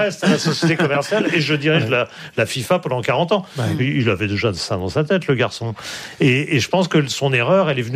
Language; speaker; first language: French; native; French